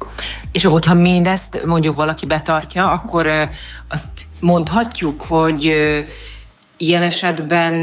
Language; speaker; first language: Hungarian; native; Hungarian